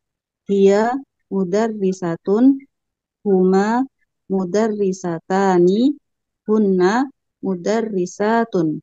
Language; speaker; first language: Arabic; non-native, learner; Indonesian